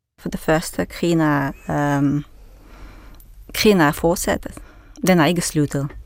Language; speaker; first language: Danish; non-native, fluent; Russian